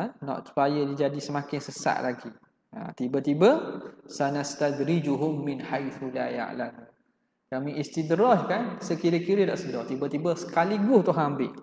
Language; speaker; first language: Malay; native; Malay